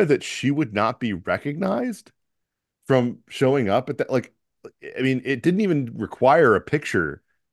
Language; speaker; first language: English; native; English